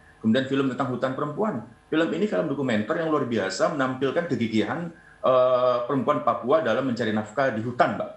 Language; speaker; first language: Indonesian; native; Indonesian